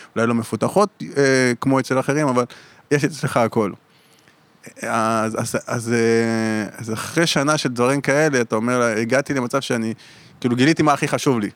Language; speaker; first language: Hebrew; native; Hebrew